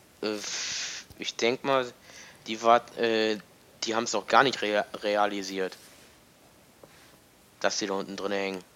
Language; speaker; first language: German; native; German